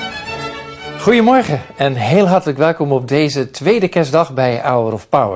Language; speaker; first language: Dutch; native; Dutch